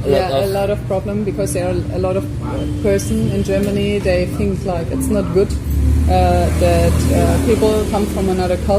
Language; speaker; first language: English; non-native, fluent; German